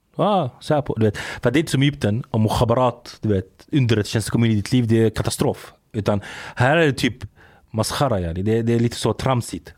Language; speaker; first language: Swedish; early bilingual, other home language; Arabic